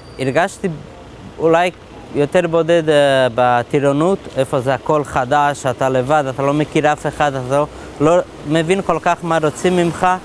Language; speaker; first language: Hebrew; non-native, fluent; Portuguese